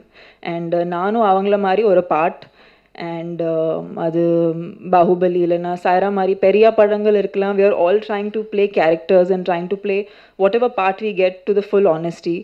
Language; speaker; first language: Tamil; non-native, fluent; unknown